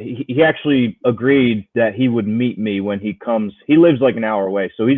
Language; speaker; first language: English; native; English